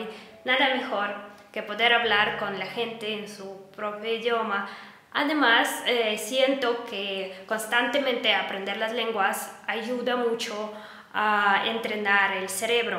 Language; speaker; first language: Spanish; non-native, fluent; Russian